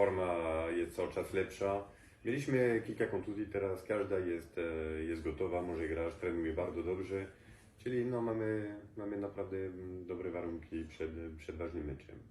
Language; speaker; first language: Polish; non-native, fluent; French